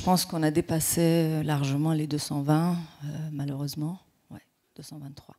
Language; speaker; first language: French; non-native, fluent; Persian